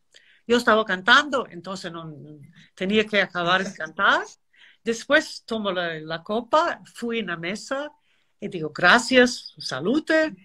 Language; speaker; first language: Spanish; non-native, learner; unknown